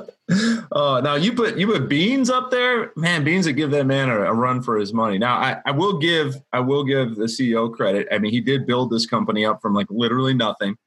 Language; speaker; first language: English; native; English